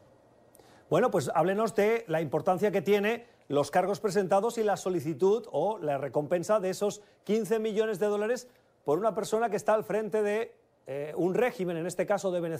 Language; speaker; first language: Spanish; native; Spanish